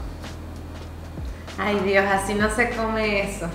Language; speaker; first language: Spanish; native; Spanish